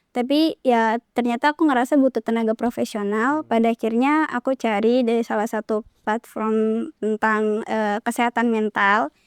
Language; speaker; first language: Indonesian; native; Indonesian